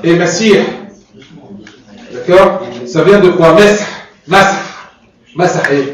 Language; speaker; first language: French; non-native, fluent; Arabic